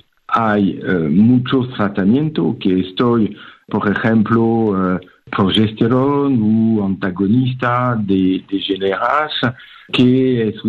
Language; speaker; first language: Spanish; non-native, fluent; French